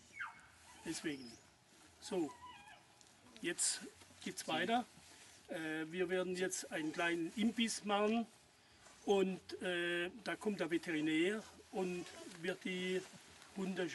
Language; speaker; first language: German; non-native, fluent; French